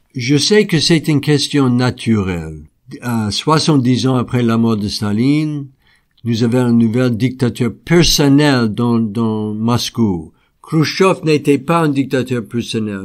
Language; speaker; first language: French; non-native, fluent; English